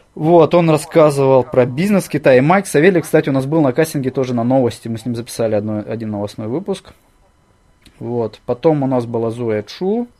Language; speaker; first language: Russian; native; Russian